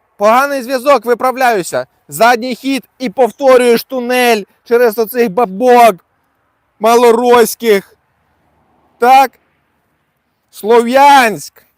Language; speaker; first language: Ukrainian; non-native, local second language; Russian